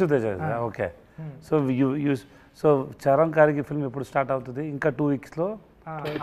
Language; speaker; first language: Telugu; non-native, learner; Tamil